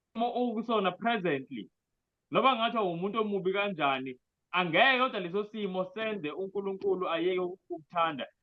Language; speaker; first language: Zulu; non-native, local second language; Xhosa